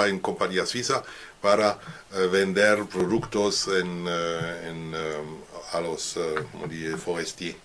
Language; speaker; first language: Spanish; non-native, learner; French